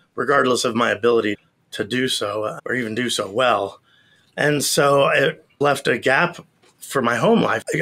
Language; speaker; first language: English; native; English